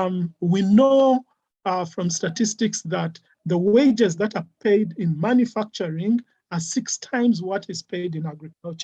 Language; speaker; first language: English; non-native, local second language; Ganda